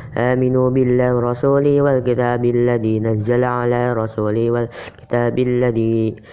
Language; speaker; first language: Arabic; non-native, learner; Indonesian